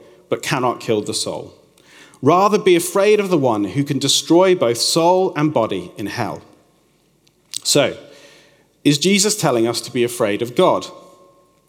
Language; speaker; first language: English; native; English